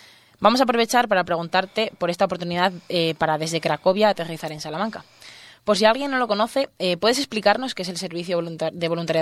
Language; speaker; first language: Spanish; native; Spanish